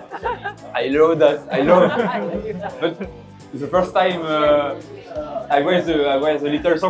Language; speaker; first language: English; non-native, learner; French